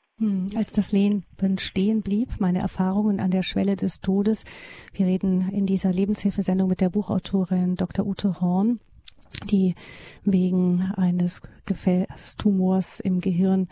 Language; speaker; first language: German; native; German